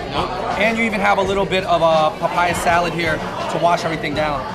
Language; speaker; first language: English; native; English